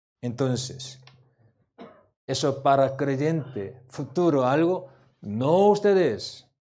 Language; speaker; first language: Spanish; non-native, learner; Korean